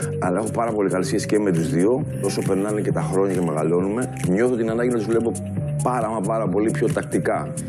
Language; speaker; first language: Greek; early bilingual, heritage; Greek